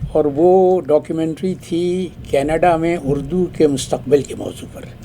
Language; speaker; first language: Urdu; native; Urdu